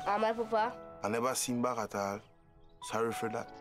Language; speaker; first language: Spanish; non-native, local second language; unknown